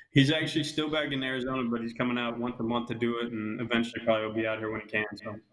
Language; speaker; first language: English; native; English